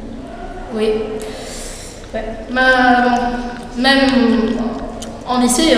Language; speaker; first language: French; non-native, local second language; Arabic